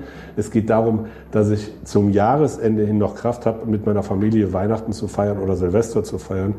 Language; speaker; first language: German; native; German